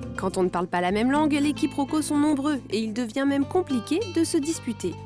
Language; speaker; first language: French; native; French